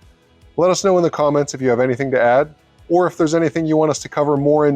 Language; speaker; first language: English; native; English